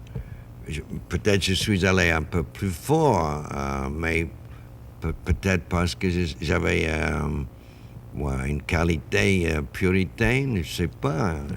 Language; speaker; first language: French; non-native, fluent; English